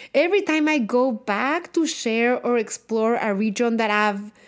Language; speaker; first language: English; non-native, fluent; Spanish